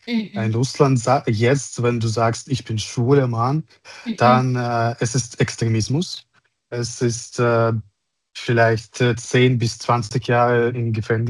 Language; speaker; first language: German; non-native, learner; Russian